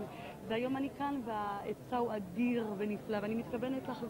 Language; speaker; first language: Hebrew; native; Hebrew